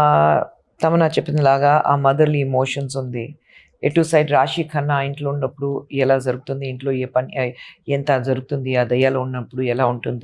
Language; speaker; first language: Telugu; non-native, local second language; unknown